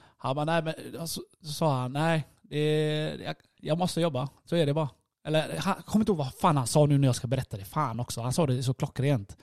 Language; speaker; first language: Swedish; early bilingual, other home language; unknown